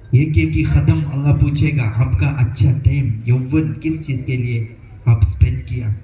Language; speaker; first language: Urdu; non-native, local second language; Malayalam